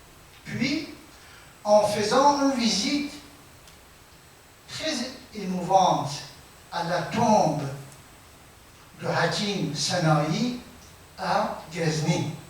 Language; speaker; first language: French; non-native, fluent; Persian